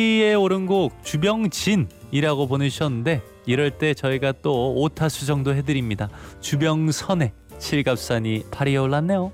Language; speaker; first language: Korean; native; Korean